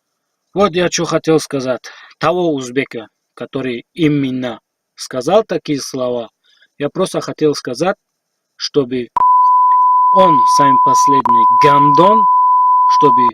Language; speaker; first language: Russian; non-native, learner; Tajik